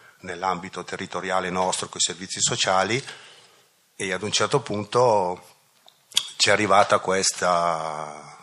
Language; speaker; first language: Italian; native; Italian